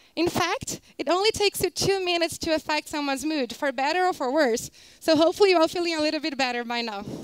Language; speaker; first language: English; non-native, fluent; Portuguese